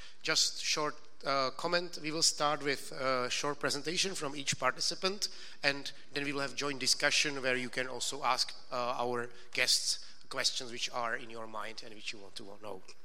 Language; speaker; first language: English; non-native, fluent; Czech